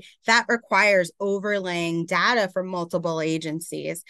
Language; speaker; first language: English; native; English